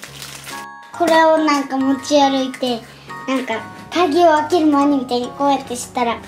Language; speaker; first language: Japanese; native; Japanese